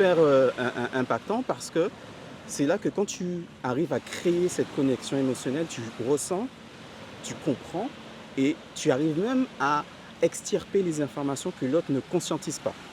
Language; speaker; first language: French; native; French